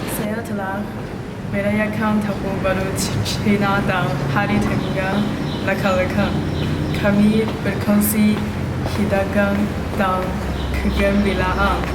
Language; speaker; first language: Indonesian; non-native, learner; Chinese